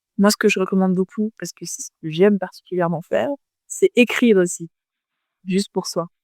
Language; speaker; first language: French; native; French